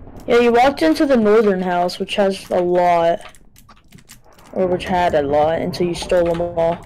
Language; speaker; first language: English; native; English